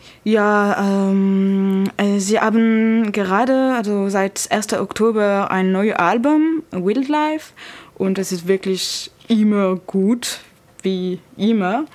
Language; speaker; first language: German; non-native, fluent; French